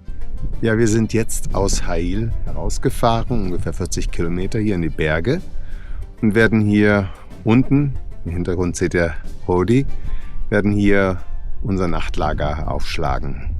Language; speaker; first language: German; native; German